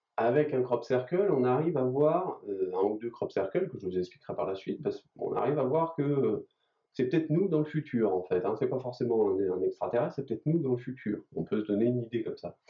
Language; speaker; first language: French; native; French